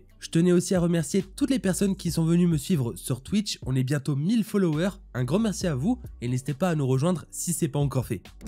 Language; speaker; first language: French; native; French